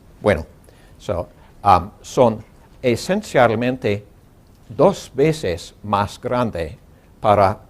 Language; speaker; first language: Spanish; non-native, learner; English